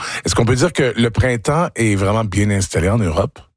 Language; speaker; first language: French; native; French